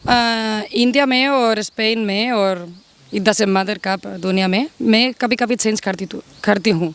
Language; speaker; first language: Hindi; non-native, learner; Spanish